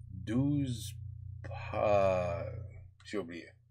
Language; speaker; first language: French; non-native, learner; English